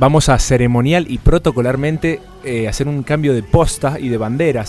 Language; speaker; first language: Spanish; native; Spanish